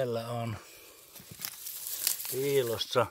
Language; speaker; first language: Finnish; native; Finnish